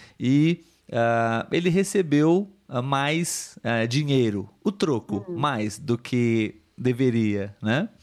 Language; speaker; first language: Portuguese; native; Portuguese